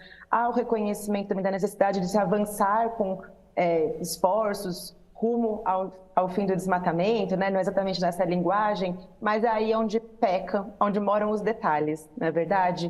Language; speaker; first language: Portuguese; native; Portuguese